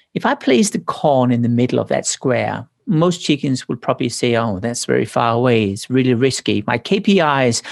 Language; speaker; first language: English; non-native, fluent; Danish